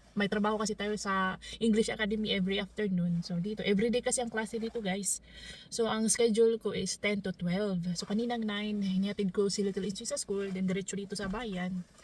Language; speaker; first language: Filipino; non-native, local second language; Cebuano